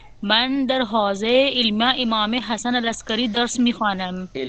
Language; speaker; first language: Persian; non-native, learner; Urdu